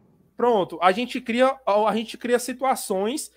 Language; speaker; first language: Portuguese; native; Portuguese